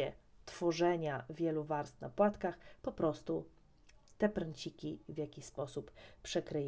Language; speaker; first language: Polish; native; Polish